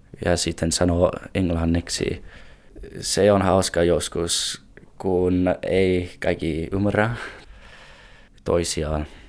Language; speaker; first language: Finnish; non-native, learner; English